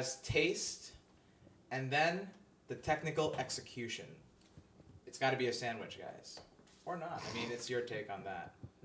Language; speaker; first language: English; non-native, local second language; Filipino